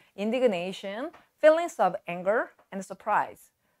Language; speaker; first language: English; non-native, fluent; Korean